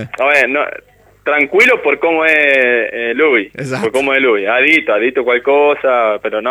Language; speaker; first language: Italian; non-native, learner; Spanish